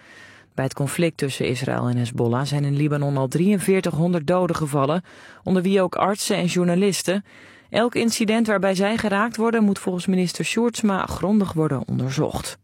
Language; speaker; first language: Dutch; native; Dutch